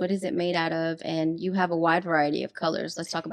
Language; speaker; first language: English; native; English